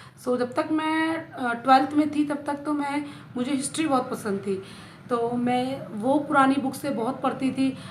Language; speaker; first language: Hindi; native; Hindi